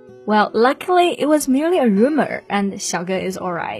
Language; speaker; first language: English; non-native, fluent; Chinese